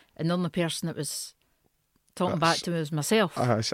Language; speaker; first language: English; native; English